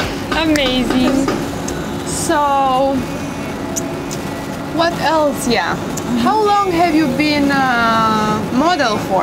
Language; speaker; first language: English; non-native, fluent; Romanian